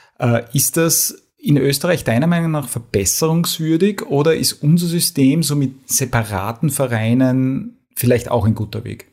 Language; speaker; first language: German; native; German